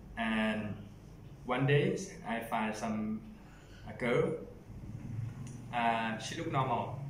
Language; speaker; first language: English; non-native, learner; Thai